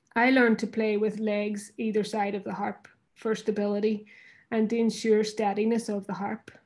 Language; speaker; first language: English; native; English